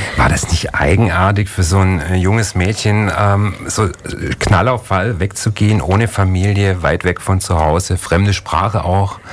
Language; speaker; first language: German; native; German